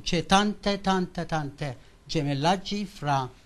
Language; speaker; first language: Italian; non-native, learner; Maltese